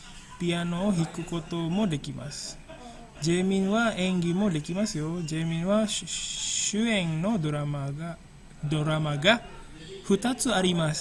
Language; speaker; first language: Japanese; non-native, fluent; Indonesian